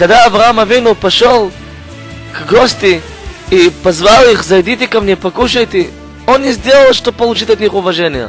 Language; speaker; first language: Russian; non-native, learner; Hebrew